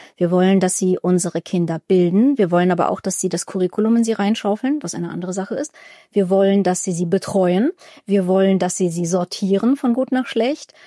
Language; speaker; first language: German; early bilingual, other home language; Russian